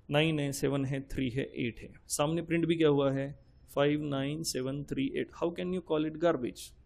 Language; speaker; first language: Hindi; non-native, local second language; Marathi